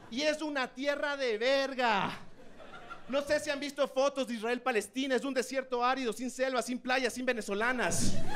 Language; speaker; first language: Spanish; native; Spanish